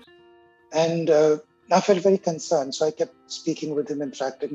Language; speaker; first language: English; non-native, local second language; Hindi